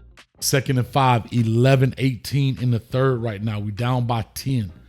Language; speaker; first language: English; native; English